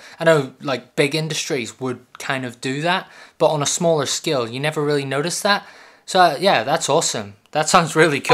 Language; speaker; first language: English; native; English